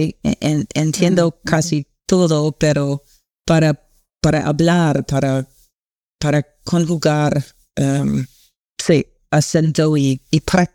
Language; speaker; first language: Spanish; non-native, learner; English